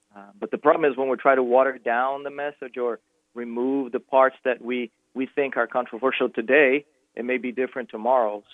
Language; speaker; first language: English; non-native, fluent; Portuguese